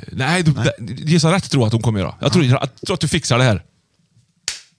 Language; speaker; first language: Swedish; native; Swedish